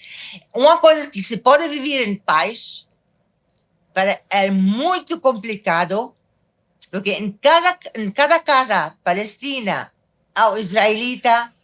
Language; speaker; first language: Portuguese; non-native, fluent; Arabic